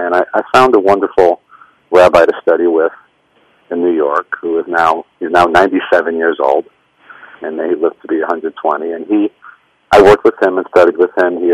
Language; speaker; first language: English; native; English